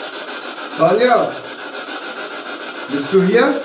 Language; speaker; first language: German; native; German